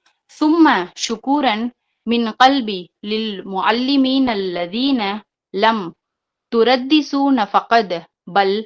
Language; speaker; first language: Arabic; non-native, learner; Tamil